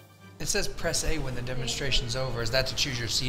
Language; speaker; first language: English; native; English